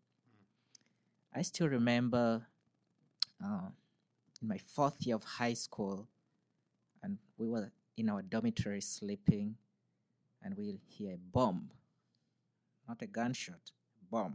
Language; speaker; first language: English; non-native, local second language; Acoli